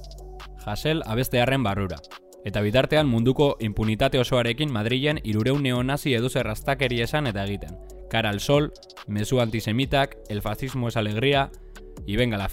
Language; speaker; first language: Basque; native; Basque